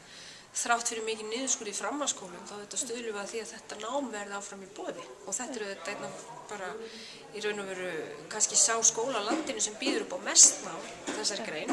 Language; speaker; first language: Icelandic; native; Icelandic